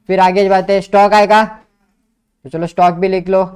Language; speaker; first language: Hindi; non-native, local second language; Marathi